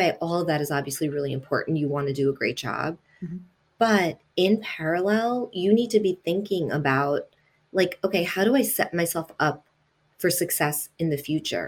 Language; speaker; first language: English; early bilingual, other home language; Italian